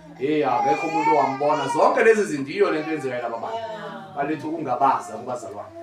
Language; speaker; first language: Zulu; native; Zulu